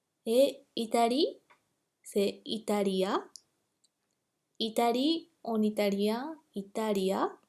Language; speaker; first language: French; non-native, fluent; Japanese